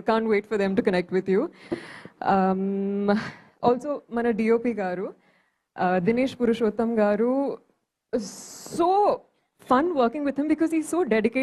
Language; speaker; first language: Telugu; early bilingual, heritage; Telugu